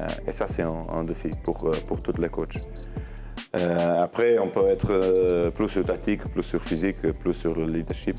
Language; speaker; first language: French; non-native, learner; Portuguese